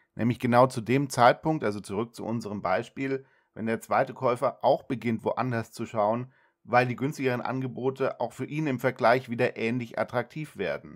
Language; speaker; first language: German; native; German